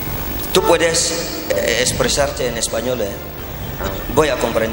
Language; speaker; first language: Spanish; non-native, learner; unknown